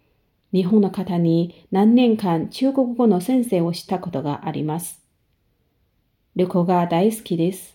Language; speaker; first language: Japanese; non-native, fluent; Chinese